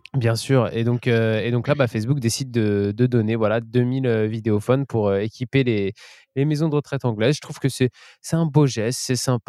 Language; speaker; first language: French; native; French